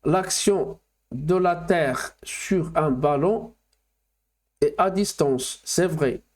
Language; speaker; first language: French; non-native, local second language; Arabic